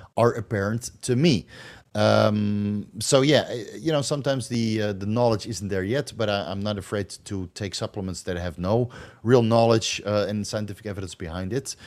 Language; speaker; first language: English; non-native, fluent; Dutch